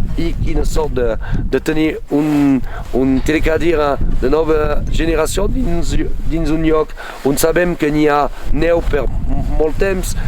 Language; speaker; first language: Catalan; non-native, fluent; French